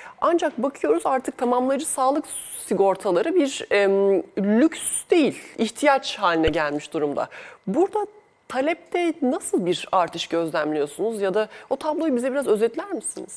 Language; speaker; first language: Turkish; native; Turkish